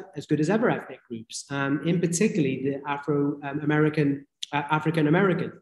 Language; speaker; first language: English; native; English